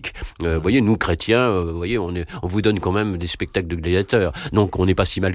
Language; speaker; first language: French; native; French